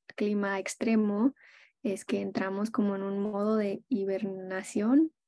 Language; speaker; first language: Spanish; early bilingual, heritage; Spanish